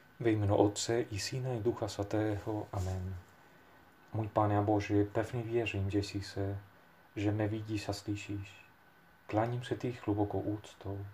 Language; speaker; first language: Czech; non-native, fluent; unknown